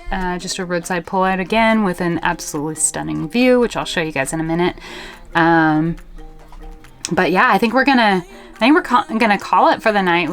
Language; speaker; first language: English; native; English